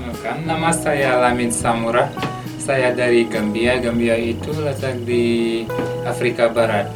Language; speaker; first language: Indonesian; non-native, learner; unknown